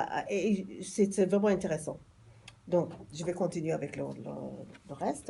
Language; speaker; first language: French; non-native, fluent; English